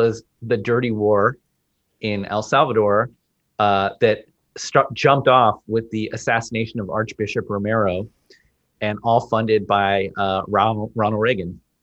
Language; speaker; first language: English; early bilingual, other home language; Spanish